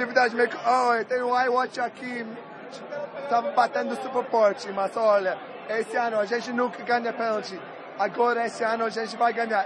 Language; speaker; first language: Portuguese; non-native, fluent; English